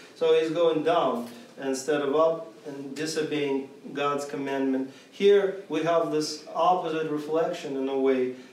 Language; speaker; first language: English; non-native, fluent; Russian